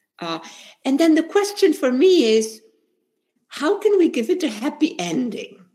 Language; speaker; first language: English; non-native, fluent; Spanish